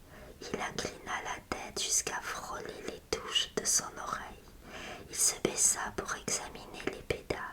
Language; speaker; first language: French; native; French